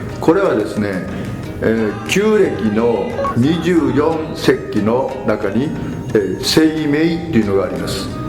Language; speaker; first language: Japanese; native; Japanese